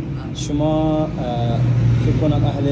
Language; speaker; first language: Persian; non-native, learner; Urdu